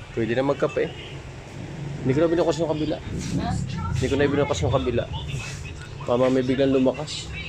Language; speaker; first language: Filipino; native; Filipino